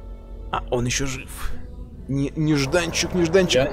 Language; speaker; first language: Russian; native; Russian